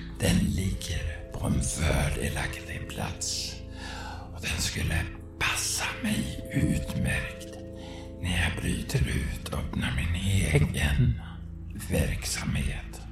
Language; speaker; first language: Swedish; native; Swedish